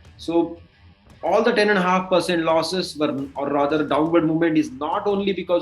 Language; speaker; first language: English; non-native, local second language; Marathi